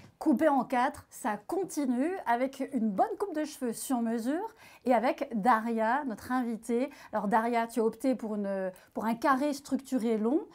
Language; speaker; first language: French; native; French